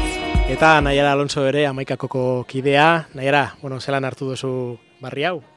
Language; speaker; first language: Basque; native; Basque